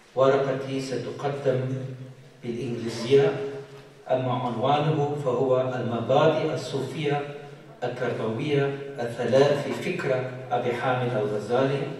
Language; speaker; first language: Arabic; non-native, fluent; English